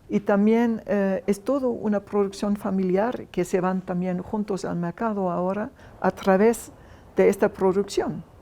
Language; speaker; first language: Spanish; non-native, fluent; German